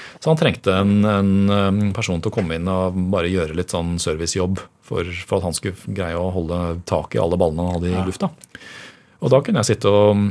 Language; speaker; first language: Norwegian; native; Norwegian